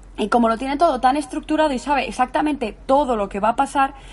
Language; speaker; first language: Spanish; native; Spanish